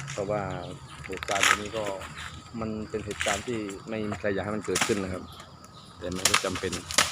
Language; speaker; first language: Thai; non-native, local second language; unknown